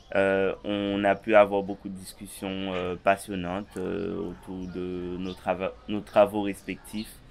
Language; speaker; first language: French; native; French